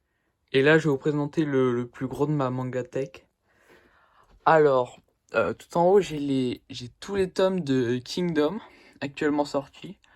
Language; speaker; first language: French; native; French